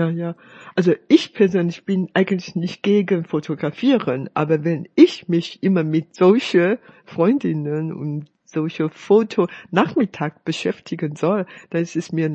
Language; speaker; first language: German; non-native, fluent; Chinese